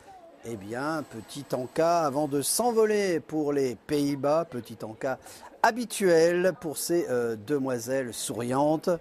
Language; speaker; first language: French; native; French